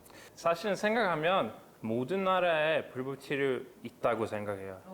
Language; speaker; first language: Korean; non-native, fluent; Norwegian